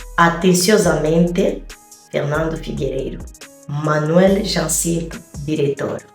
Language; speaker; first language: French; non-native, fluent; Portuguese